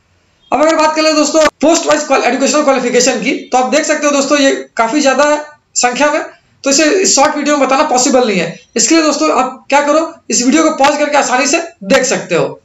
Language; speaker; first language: Hindi; native; Hindi